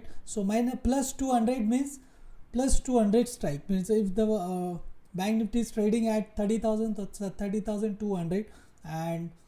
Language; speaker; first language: English; non-native, local second language; Hindi